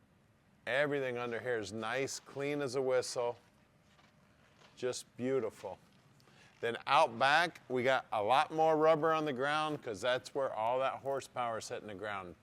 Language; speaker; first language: English; native; English